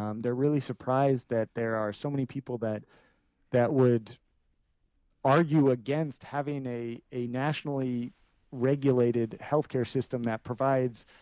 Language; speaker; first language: English; native; English